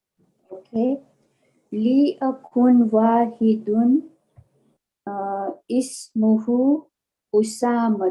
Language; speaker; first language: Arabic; non-native, learner; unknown